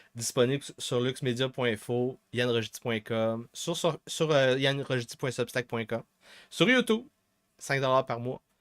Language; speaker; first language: French; native; French